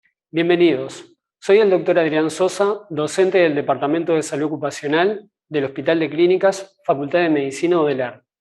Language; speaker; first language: Spanish; native; Spanish